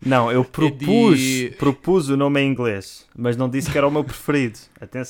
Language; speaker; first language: Italian; non-native, learner; Portuguese